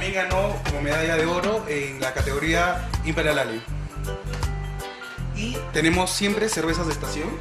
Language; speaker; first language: Spanish; native; Spanish